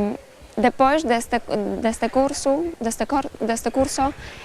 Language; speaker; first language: Portuguese; non-native, fluent; Polish